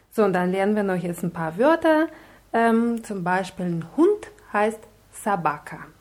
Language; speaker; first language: German; non-native, fluent; Russian